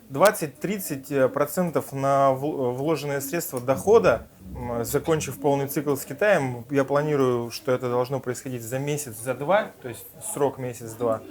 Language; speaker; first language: Russian; native; Russian